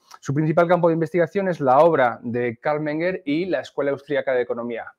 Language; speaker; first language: Spanish; native; Spanish